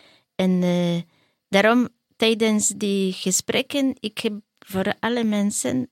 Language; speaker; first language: Dutch; non-native, learner; Polish